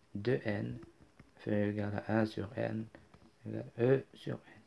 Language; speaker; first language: French; non-native, local second language; Arabic